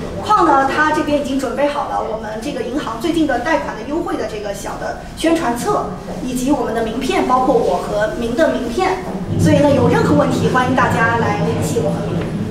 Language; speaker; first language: Chinese; native; Chinese